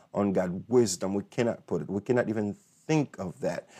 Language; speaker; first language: English; non-native, fluent; Haitian Creole